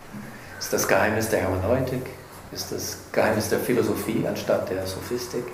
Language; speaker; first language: German; non-native, fluent; English